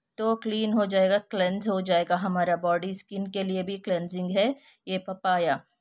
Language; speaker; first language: Hindi; non-native, local second language; Kannada